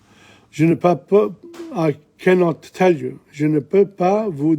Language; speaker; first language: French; non-native, fluent; English